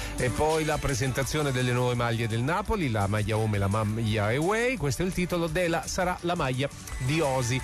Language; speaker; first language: Italian; native; Italian